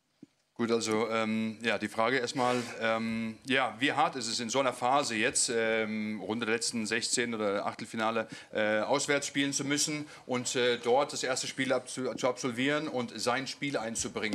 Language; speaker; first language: German; native; German